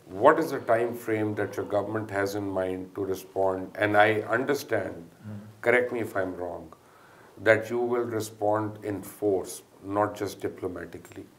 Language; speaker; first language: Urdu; native; Urdu